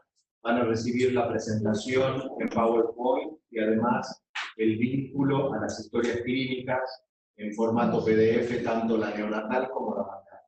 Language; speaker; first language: Spanish; native; Spanish